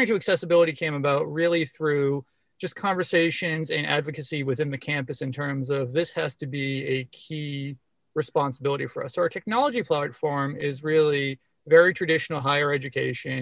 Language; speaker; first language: English; native; English